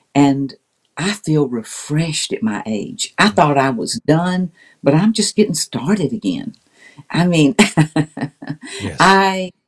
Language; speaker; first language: English; native; English